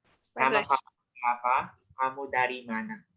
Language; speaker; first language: Indonesian; non-native, learner; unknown